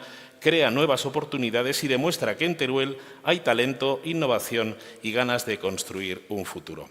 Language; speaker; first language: Spanish; native; Spanish